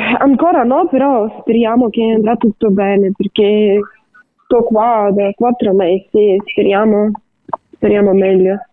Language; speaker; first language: Italian; non-native, learner; Ukrainian